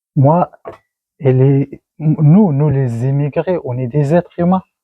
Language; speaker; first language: French; non-native, learner; Persian